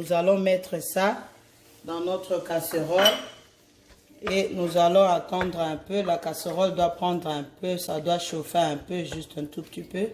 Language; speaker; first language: French; non-native, local second language; Lingala